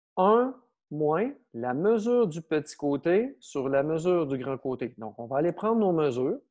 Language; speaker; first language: French; native; French